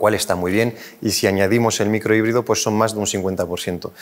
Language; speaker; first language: Spanish; non-native, fluent; French